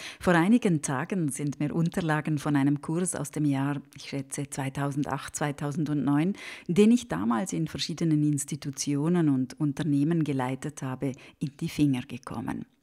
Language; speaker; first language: German; native; German